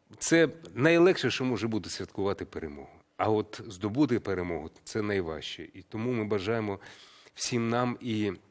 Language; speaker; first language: Ukrainian; native; Ukrainian